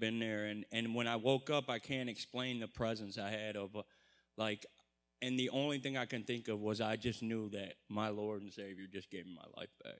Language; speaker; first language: English; native; English